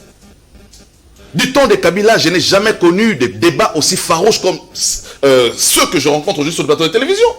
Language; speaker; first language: French; non-native, local second language; Lingala